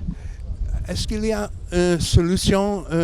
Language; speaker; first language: French; non-native, learner; English